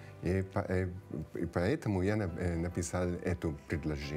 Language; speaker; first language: Russian; non-native, fluent; Italian